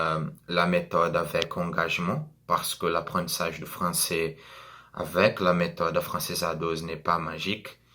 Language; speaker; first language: French; non-native, fluent; Portuguese